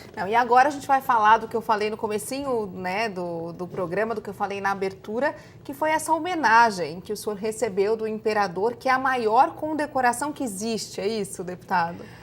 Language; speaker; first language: Portuguese; native; Portuguese